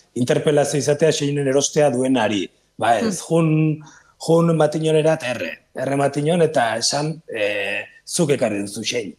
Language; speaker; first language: Basque; native; Basque